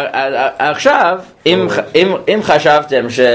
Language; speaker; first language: Hebrew; non-native, fluent; English